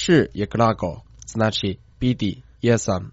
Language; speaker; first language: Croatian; non-native, fluent; Chinese